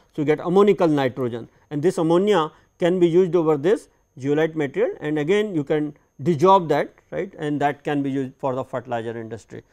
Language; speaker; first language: English; non-native, local second language; Hindi